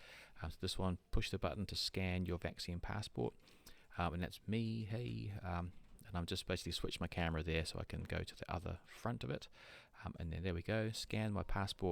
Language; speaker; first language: English; native; English